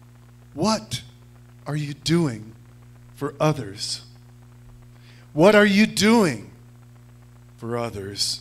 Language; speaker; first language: English; native; English